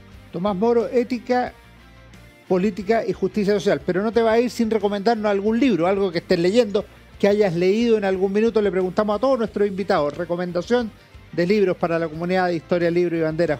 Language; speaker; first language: Spanish; native; Spanish